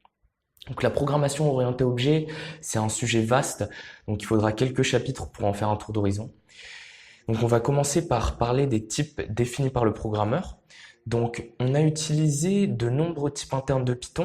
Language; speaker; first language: French; native; French